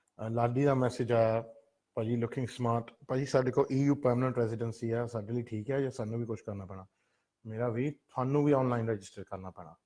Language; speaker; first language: Punjabi; early bilingual, heritage; Punjabi